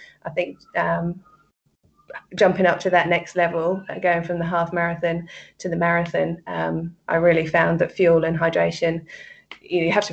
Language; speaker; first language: English; native; English